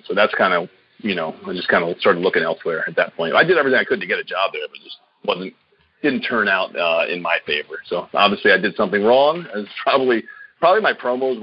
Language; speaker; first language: English; native; English